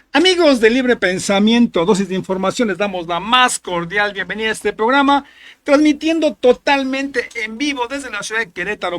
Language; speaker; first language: Spanish; native; Spanish